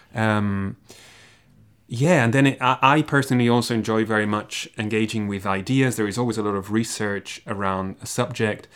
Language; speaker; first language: English; non-native, fluent; Spanish